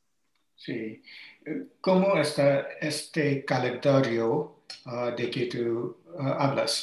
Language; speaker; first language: Spanish; non-native, learner; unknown